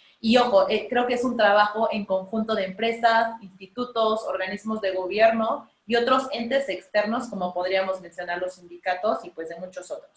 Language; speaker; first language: Spanish; native; Spanish